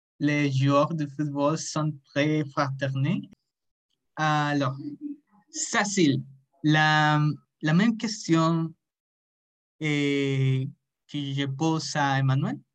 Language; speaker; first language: French; non-native, learner; Spanish